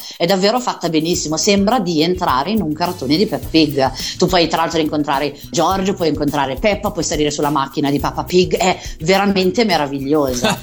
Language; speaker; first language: Italian; native; Italian